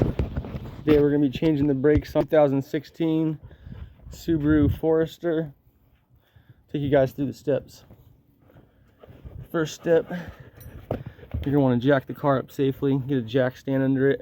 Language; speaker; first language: English; native; English